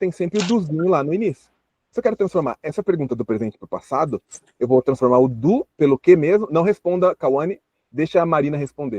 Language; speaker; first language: Portuguese; native; Portuguese